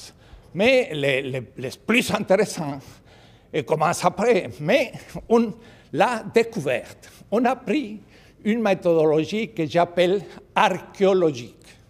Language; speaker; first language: French; non-native, fluent; Spanish